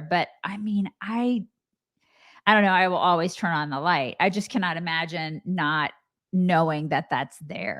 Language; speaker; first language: English; native; English